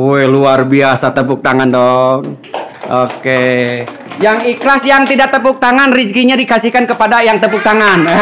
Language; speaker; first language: Indonesian; native; Indonesian